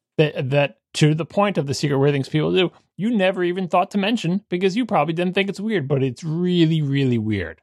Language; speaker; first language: English; native; English